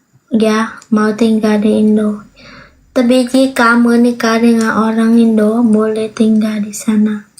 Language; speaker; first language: Indonesian; non-native, learner; Vietnamese